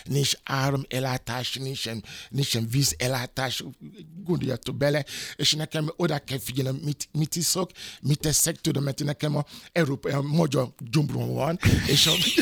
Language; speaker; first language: Hungarian; non-native, fluent; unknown